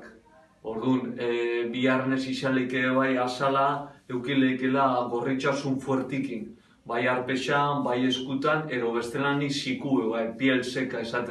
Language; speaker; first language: Basque; native; Basque